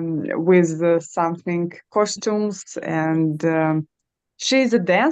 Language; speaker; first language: English; non-native, learner; Russian